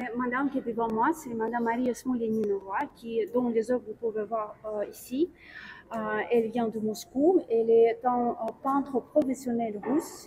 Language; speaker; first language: French; non-native, fluent; Russian